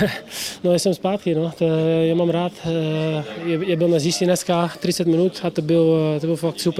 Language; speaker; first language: Czech; non-native, learner; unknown